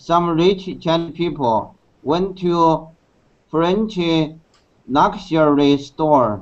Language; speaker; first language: English; non-native, learner; Chinese